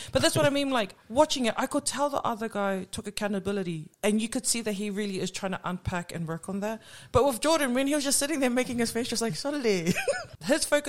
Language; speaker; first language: English; native; English